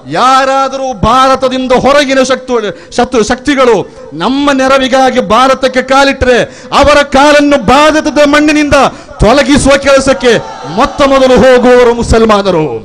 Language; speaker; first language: Kannada; native; Kannada